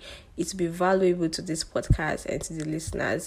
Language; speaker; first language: English; non-native, local second language; Yoruba